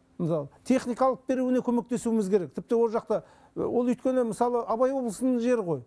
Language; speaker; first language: Kazakh; native; Kazakh